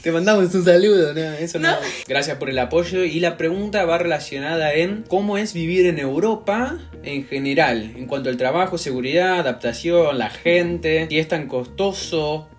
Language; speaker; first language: Spanish; native; Spanish